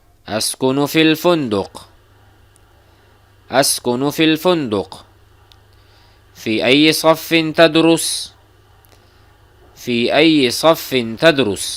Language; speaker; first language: Arabic; non-native, fluent; Urdu